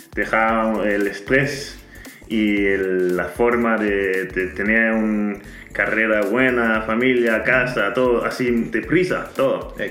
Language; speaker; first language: Spanish; non-native, fluent; Danish